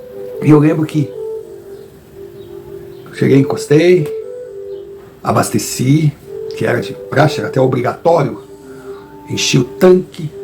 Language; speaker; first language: Portuguese; native; Portuguese